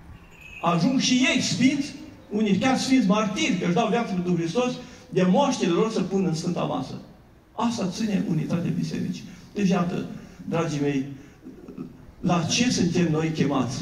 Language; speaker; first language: Romanian; native; Romanian